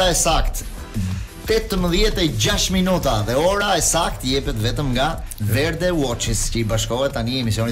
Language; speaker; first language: Albanian; native; Albanian